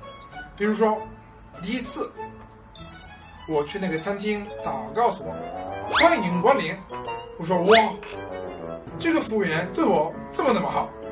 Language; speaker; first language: Chinese; non-native, learner; Italian